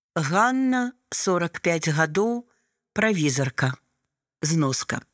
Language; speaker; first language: Belarusian; non-native, local second language; Russian